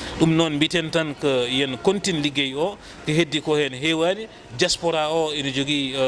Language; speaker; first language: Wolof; non-native, local second language; Fula